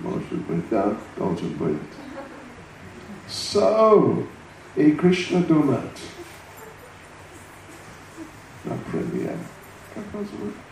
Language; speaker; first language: Russian; non-native, learner; English